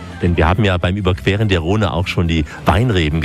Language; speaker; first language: German; native; German